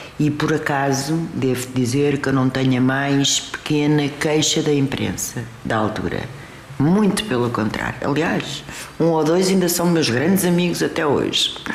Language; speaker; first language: Portuguese; early bilingual, other home language; French